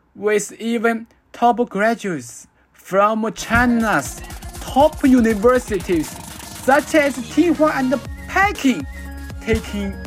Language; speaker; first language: English; non-native, fluent; Chinese